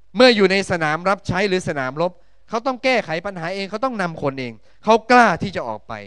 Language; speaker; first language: Thai; native; Thai